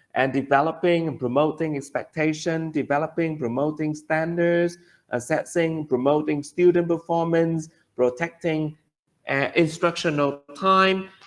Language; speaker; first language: English; non-native, fluent; Vietnamese